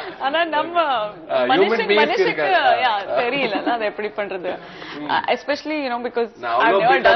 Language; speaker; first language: Tamil; non-native, fluent; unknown